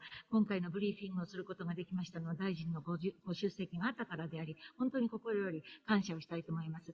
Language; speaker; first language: Japanese; native; Japanese